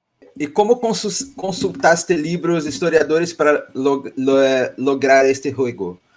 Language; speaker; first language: Spanish; non-native, learner; Portuguese